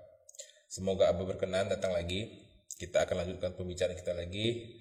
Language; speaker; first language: Indonesian; native; Indonesian